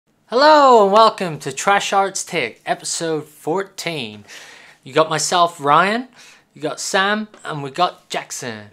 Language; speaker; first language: English; native; English